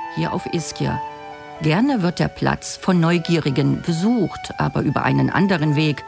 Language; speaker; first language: German; native; German